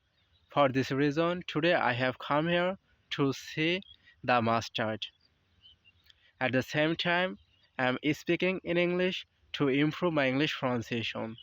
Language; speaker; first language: English; non-native, learner; Bangla